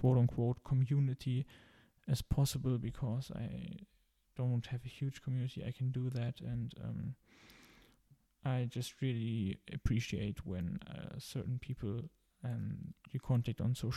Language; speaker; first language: English; non-native, fluent; German